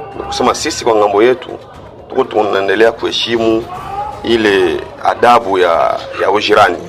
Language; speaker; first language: Swahili; non-native, local second language; Nande